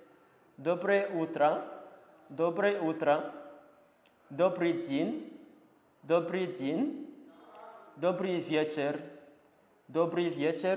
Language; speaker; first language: Russian; non-native, learner; Kinyarwanda